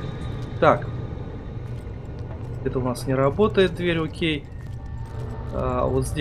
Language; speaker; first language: Russian; native; Russian